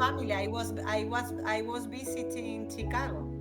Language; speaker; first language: English; non-native, learner; Spanish